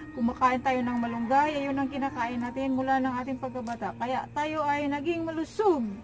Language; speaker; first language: Filipino; non-native, local second language; Cebuano